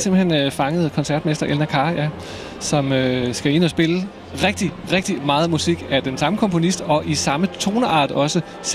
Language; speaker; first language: Danish; native; Danish